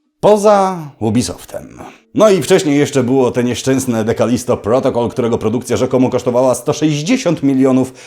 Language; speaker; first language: Polish; native; Polish